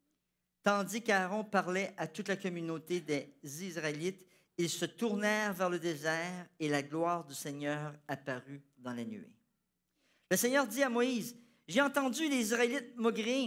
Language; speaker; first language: French; native; French